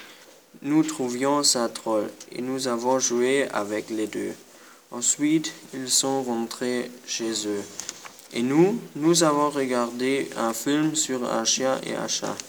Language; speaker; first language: French; non-native, learner; German